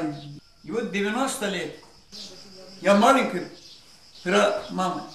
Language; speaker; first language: Russian; non-native, local second language; Azerbaijani